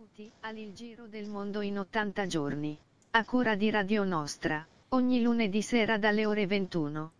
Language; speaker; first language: Italian; native; Italian